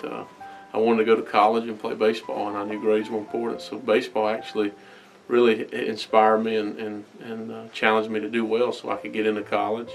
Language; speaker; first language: English; native; English